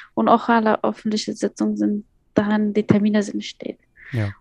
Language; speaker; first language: German; non-native, fluent; Persian